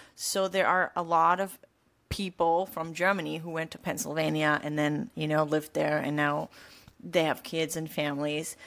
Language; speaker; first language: English; non-native, fluent; German